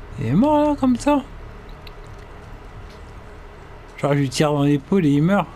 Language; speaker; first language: French; native; French